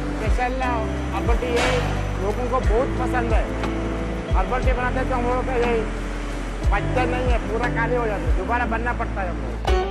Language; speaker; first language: Hindi; non-native, local second language; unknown